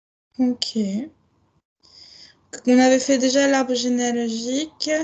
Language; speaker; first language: French; native; French